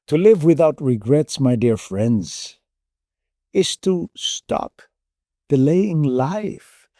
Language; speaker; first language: English; non-native, local second language; Filipino